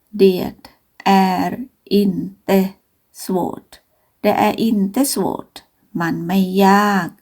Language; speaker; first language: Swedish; non-native, fluent; Thai